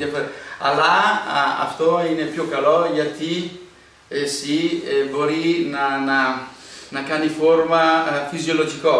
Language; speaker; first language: Greek; non-native, learner; Italian